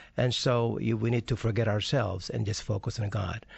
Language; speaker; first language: English; non-native, local second language; Filipino